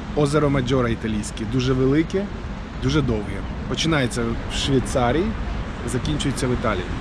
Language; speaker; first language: Ukrainian; non-native, local second language; Russian